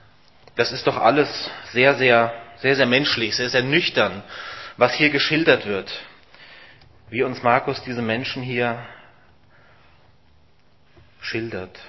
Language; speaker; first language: German; native; German